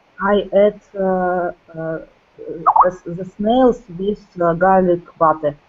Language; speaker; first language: English; non-native, learner; Russian